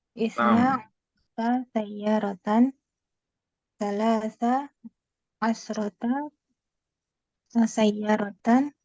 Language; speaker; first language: Arabic; non-native, learner; Indonesian